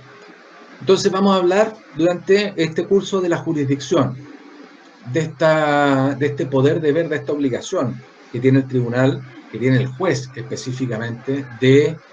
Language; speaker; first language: Spanish; native; Spanish